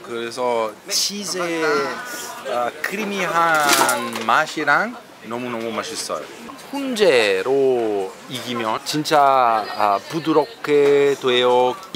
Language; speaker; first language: Korean; non-native, fluent; Italian